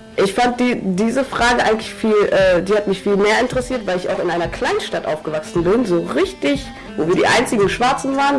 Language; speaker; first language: German; early bilingual, other home language; Tigrinya